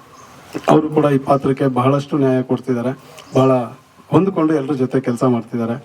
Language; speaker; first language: Kannada; native; Kannada